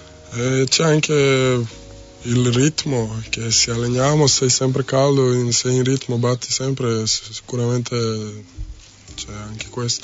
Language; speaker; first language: Italian; non-native, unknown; Serbian